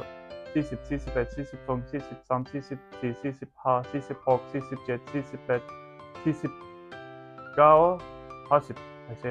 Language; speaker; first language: Thai; non-native, learner; Turkish